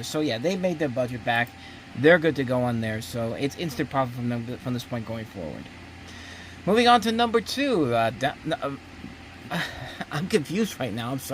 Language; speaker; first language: English; native; English